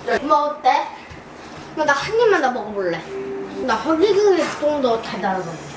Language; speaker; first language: Korean; native; Korean